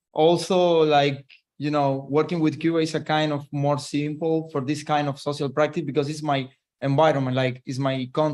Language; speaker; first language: English; non-native, fluent; Spanish